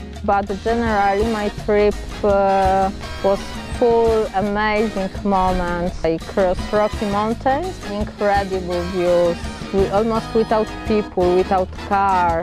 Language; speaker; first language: English; non-native, learner; Polish